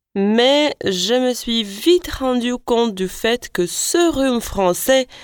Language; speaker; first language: French; non-native, fluent; Latvian